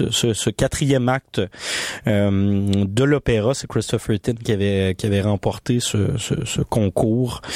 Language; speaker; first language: French; native; French